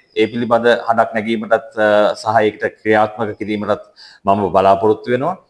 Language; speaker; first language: Sinhala; native; Sinhala